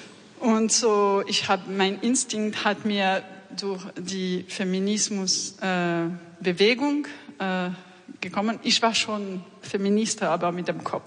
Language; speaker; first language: German; non-native, learner; French